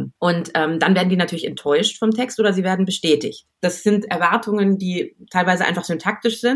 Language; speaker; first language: German; native; German